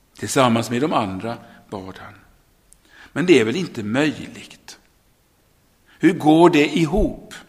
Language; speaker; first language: Swedish; native; Swedish